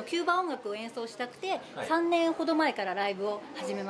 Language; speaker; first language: Japanese; native; Japanese